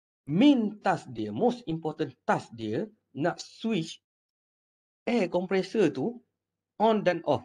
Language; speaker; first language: English; non-native, local second language; Malay